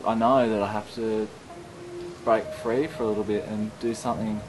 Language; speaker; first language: English; native; English